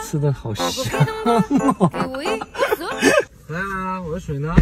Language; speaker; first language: Chinese; native; Chinese